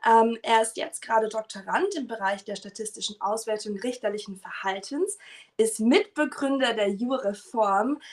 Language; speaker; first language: German; native; German